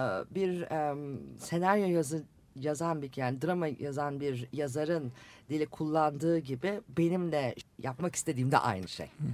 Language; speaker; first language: Turkish; native; Turkish